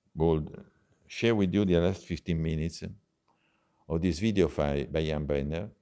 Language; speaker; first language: English; non-native, fluent; Italian